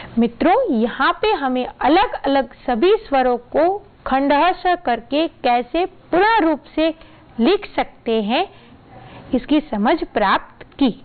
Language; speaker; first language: Hindi; non-native, local second language; Gujarati